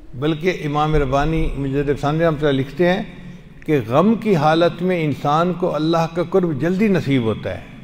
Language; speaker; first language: Urdu; non-native, local second language; Punjabi